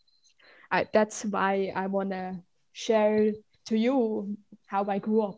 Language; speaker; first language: English; non-native, learner; Swiss German